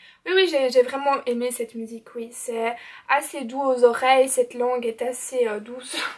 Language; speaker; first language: French; native; French